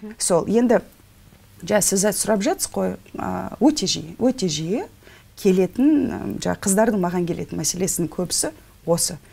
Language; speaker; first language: Kazakh; non-native, local second language; Russian